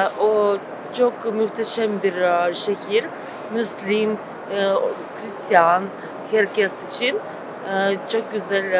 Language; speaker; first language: Turkish; non-native, learner; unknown